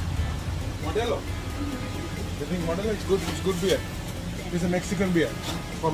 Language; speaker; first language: English; non-native, learner; Sinhala